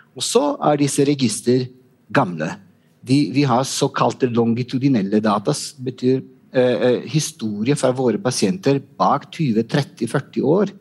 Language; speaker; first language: Norwegian; non-native, fluent; Italian